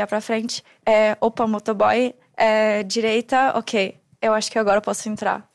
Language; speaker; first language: Portuguese; non-native, fluent; German